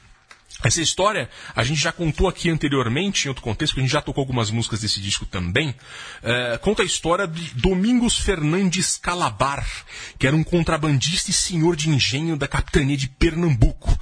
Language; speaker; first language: Portuguese; native; Portuguese